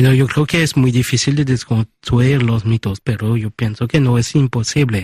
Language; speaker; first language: Spanish; early bilingual, heritage; Spanish